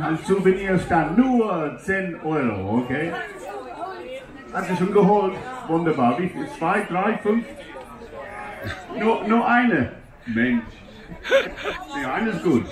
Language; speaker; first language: German; non-native, learner; English